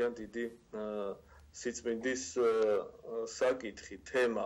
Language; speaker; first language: Georgian; native; Georgian